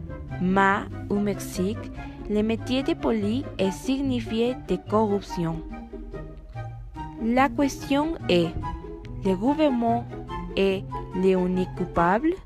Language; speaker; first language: French; non-native, learner; Spanish